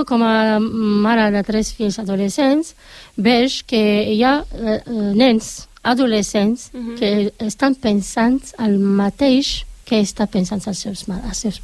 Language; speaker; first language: Catalan; non-native, learner; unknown